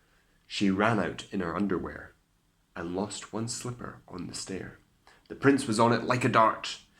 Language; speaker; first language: English; native; English